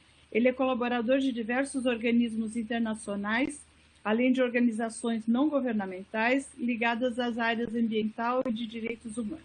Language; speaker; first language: Portuguese; native; Portuguese